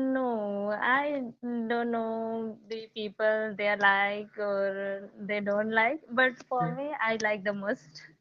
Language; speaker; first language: English; non-native, learner; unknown